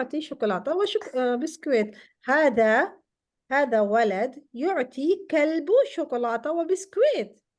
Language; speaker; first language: Arabic; non-native, fluent; Urdu